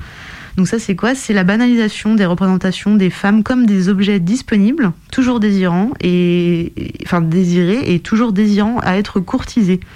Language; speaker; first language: French; native; French